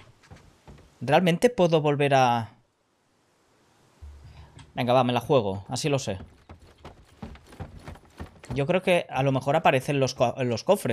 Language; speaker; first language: Spanish; native; Spanish